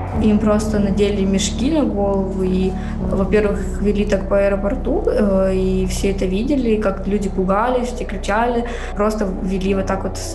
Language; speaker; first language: Russian; native; Russian